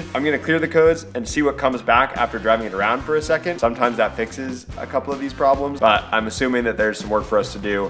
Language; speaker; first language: English; native; English